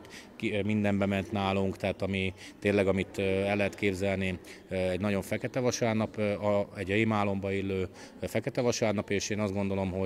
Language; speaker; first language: Hungarian; native; Hungarian